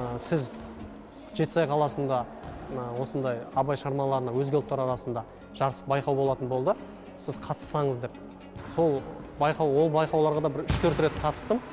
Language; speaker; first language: Kazakh; non-native, local second language; Russian